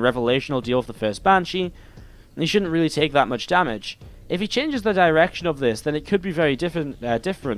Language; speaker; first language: English; native; English